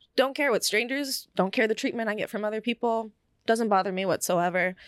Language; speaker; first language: English; early bilingual, other home language; Spanish